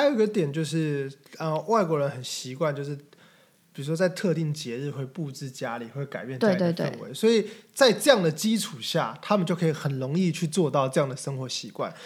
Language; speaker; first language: Chinese; native; Chinese